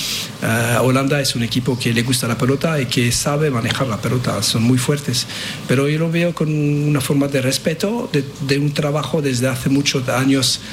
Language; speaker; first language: Spanish; non-native, fluent; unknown